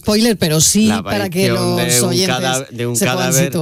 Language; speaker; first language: Spanish; native; Spanish